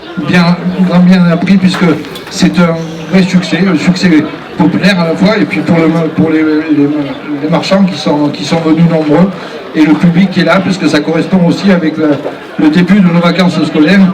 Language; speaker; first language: French; native; French